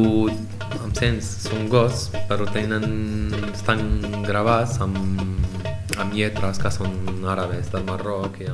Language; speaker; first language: Catalan; non-native, learner; Arabic